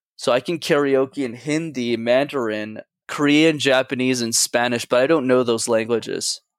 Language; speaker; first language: English; native; English